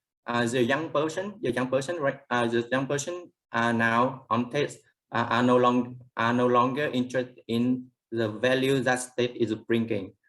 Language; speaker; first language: English; non-native, learner; Vietnamese